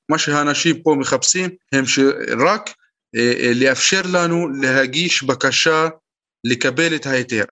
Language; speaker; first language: Hebrew; non-native, local second language; Arabic